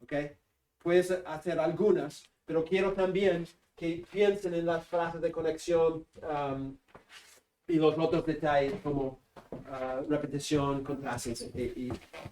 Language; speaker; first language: Spanish; non-native, fluent; English